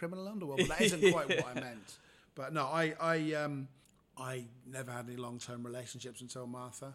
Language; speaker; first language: English; native; English